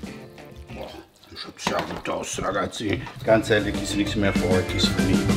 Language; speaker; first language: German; non-native, learner; Italian